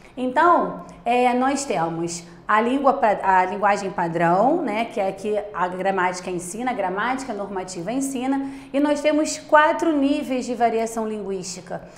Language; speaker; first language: Portuguese; native; Portuguese